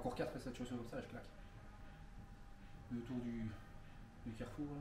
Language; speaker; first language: French; native; French